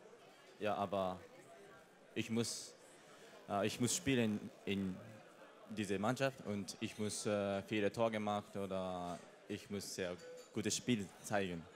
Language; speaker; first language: German; non-native, learner; Japanese